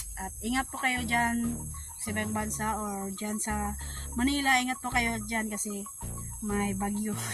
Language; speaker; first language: Filipino; non-native, local second language; Cebuano